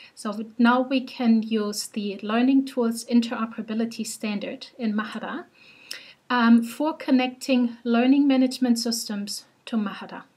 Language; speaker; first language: English; non-native, fluent; German